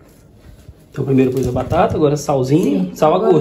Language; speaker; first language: Portuguese; native; Portuguese